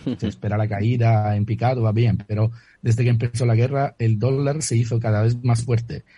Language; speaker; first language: Spanish; non-native, fluent; Italian